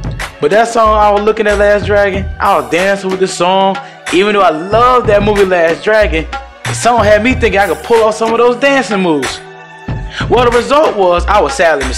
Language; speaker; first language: English; native; English